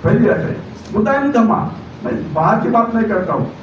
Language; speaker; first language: Hindi; non-native, local second language; Marathi